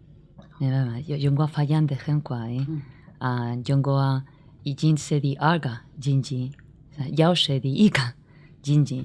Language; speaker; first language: Chinese; non-native, learner; Spanish